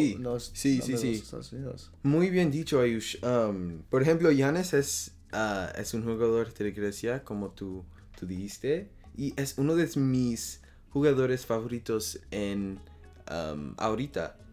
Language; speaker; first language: Spanish; non-native, learner; French